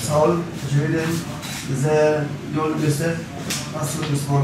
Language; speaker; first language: Turkish; early bilingual, heritage; Turkish